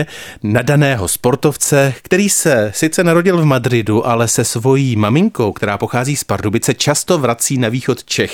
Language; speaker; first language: Czech; native; Czech